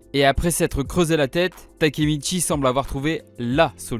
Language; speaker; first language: French; native; French